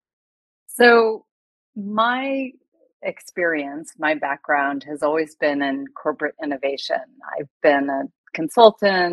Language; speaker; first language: English; native; English